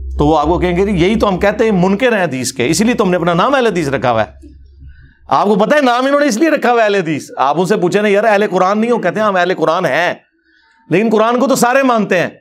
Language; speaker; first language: Urdu; non-native, local second language; Punjabi